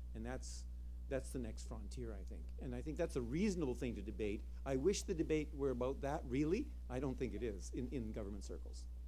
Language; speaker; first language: English; native; English